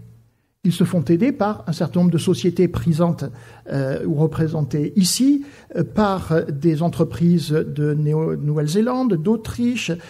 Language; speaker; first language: French; native; French